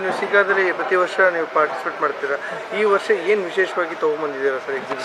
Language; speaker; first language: Kannada; native; Kannada